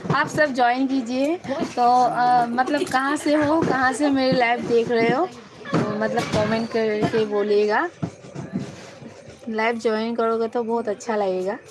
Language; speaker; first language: Hindi; non-native, local second language; Bangla